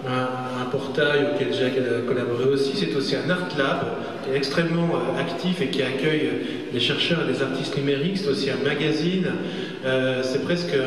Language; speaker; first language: French; native; French